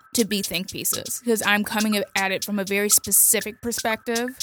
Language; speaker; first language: English; native; English